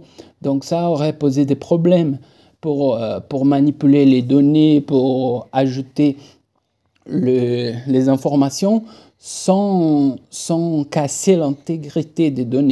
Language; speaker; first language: French; non-native, fluent; Portuguese